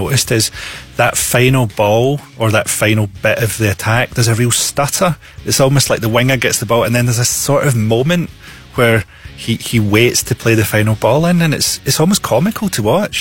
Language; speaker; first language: English; native; English